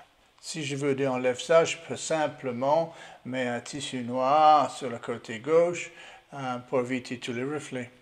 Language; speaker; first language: French; non-native, learner; English